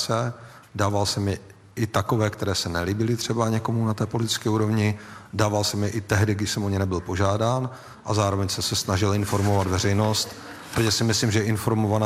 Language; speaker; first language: Czech; native; Czech